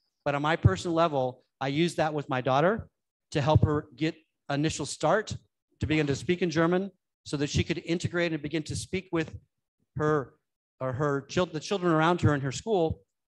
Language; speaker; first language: English; native; English